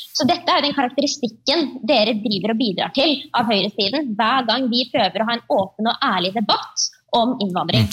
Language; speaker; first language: Norwegian; early bilingual, other home language; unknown